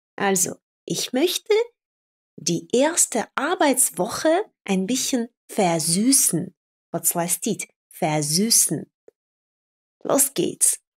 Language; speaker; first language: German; non-native, fluent; Russian